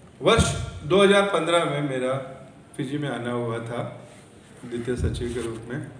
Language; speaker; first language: Hindi; native; Hindi